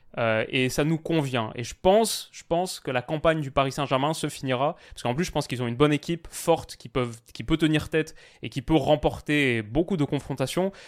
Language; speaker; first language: French; native; French